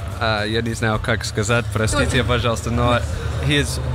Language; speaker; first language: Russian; non-native, learner; English